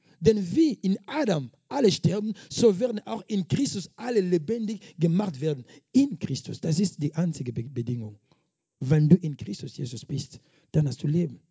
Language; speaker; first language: German; non-native, fluent; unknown